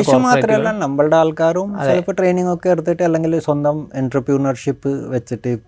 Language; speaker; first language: Malayalam; non-native, fluent; Bangla